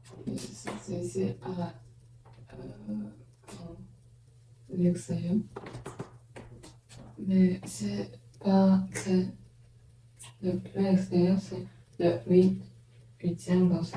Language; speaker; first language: French; non-native, learner; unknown